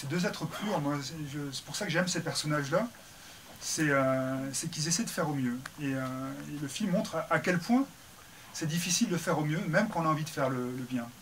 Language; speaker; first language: French; native; French